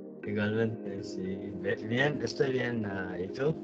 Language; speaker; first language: Spanish; non-native, learner; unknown